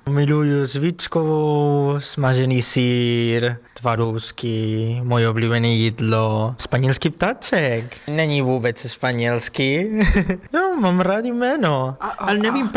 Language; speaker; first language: Czech; non-native, learner; Spanish